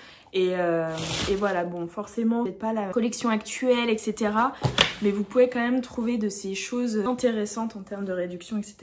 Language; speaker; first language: French; native; French